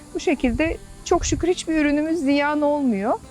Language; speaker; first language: Turkish; native; Turkish